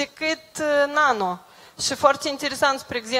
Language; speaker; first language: Romanian; non-native, local second language; Russian